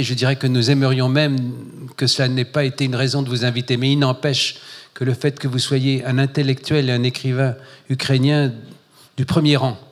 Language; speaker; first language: French; native; French